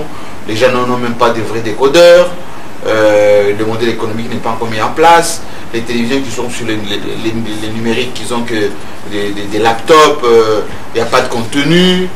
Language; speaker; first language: French; non-native, local second language; Luba-Lulua